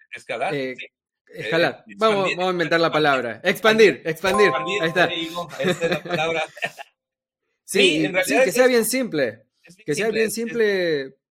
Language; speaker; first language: Spanish; native; Spanish